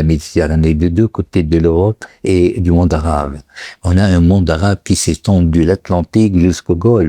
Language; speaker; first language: French; non-native, local second language; Arabic